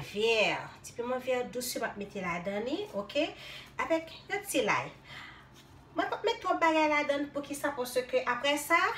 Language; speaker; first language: French; non-native, local second language; Haitian Creole